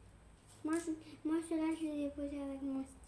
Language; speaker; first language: French; native; French